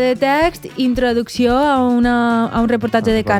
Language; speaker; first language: Catalan; native; Catalan